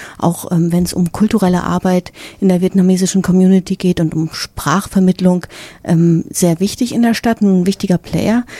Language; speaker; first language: German; native; German